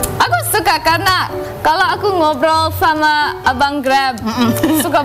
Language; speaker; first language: Indonesian; non-native, learner; English